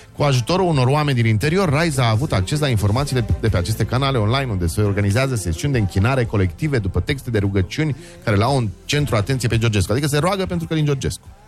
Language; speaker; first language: Romanian; native; Romanian